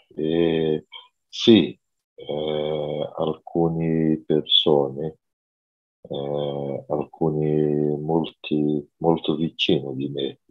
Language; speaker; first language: Italian; non-native, fluent; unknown